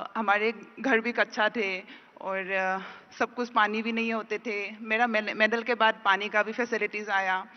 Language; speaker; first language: Hindi; non-native, local second language; Assamese